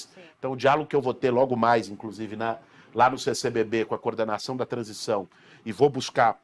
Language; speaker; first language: Portuguese; native; Portuguese